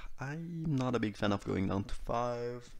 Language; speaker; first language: English; non-native, fluent; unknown